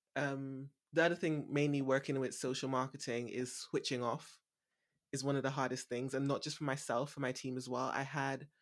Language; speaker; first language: English; native; English